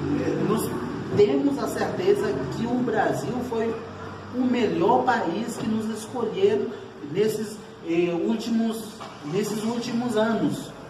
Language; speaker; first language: Portuguese; non-native, fluent; Haitian Creole